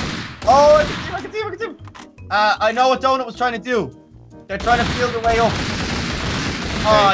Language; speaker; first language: English; native; English